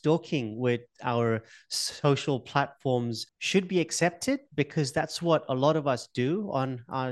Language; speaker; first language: English; non-native, local second language; Gujarati